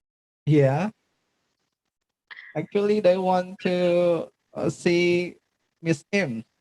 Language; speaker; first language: English; non-native, fluent; Indonesian